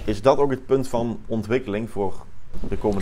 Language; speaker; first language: Dutch; native; Dutch